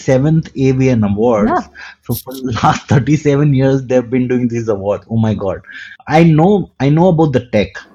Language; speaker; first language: English; non-native, local second language; Hindi